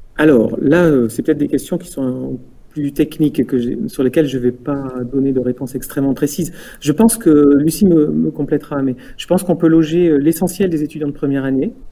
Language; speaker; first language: French; native; French